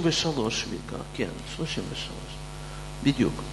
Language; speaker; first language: Hebrew; non-native, fluent; Russian